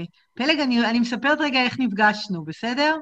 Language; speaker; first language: Hebrew; native; Hebrew